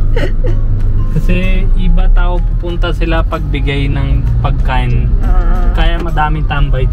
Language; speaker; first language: Filipino; non-native, learner; Hindi